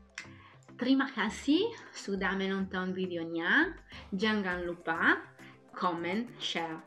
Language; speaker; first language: Indonesian; non-native, learner; Italian